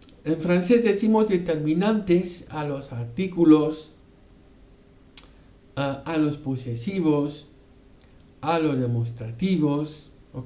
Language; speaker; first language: Spanish; non-native, fluent; French